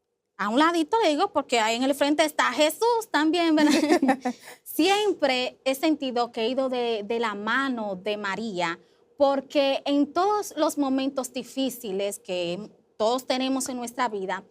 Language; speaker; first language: Spanish; native; Spanish